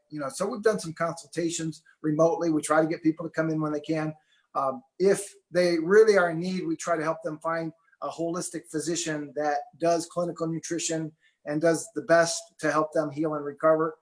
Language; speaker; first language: English; native; English